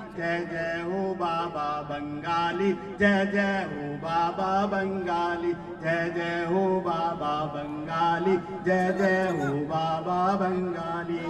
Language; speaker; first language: Hindi; native; Hindi